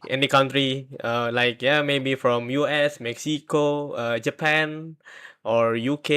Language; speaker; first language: English; non-native, learner; Indonesian